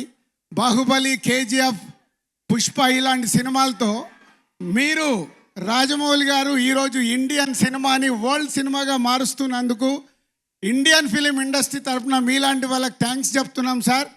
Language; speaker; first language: Telugu; native; Telugu